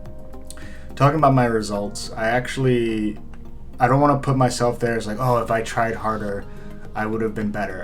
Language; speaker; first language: English; native; English